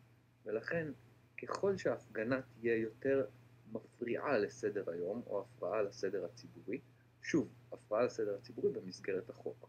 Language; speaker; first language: Hebrew; native; Hebrew